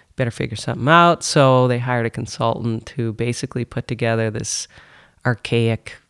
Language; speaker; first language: English; native; English